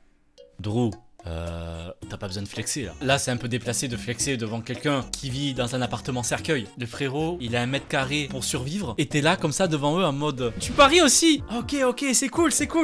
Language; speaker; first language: French; native; French